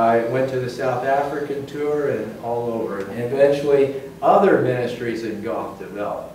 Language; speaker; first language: English; native; English